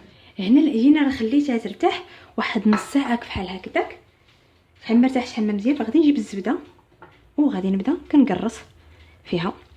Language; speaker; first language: Arabic; native; Arabic